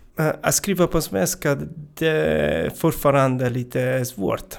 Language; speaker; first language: Swedish; non-native, learner; Italian